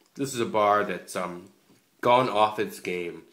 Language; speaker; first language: English; native; English